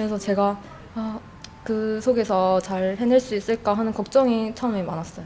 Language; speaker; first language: Korean; native; Korean